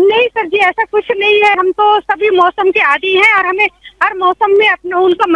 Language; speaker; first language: Hindi; non-native, local second language; Telugu